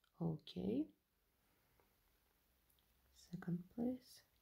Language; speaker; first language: English; non-native, learner; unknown